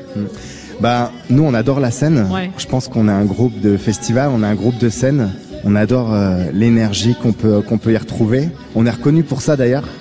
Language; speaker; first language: French; native; French